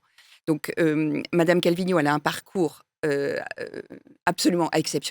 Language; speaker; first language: French; native; French